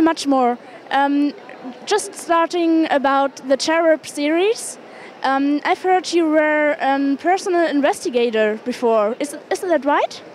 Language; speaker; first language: English; non-native, fluent; German